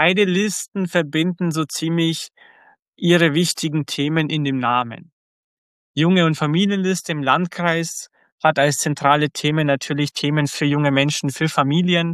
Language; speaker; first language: German; early bilingual, other home language; Croatian